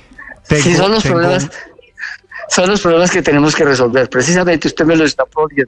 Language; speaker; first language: Spanish; native; Spanish